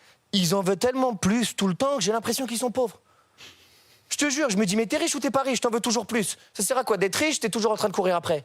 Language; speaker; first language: French; native; French